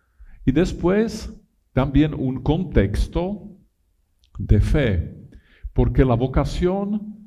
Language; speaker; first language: Spanish; non-native, fluent; Italian